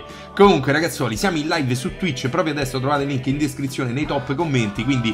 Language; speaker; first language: Italian; native; Italian